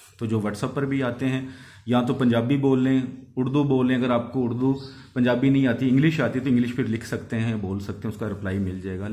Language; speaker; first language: Urdu; non-native, local second language; Punjabi